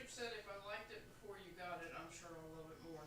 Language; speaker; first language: English; native; English